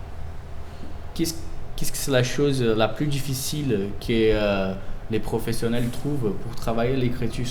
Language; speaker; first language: French; non-native, fluent; Portuguese